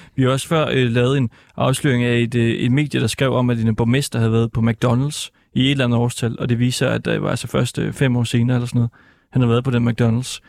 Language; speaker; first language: Danish; native; Danish